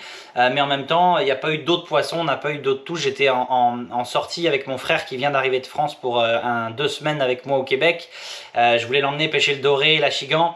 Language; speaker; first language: French; native; French